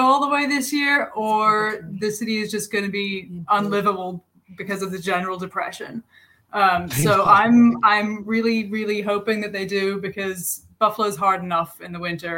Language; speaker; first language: English; non-native, local second language; Cantonese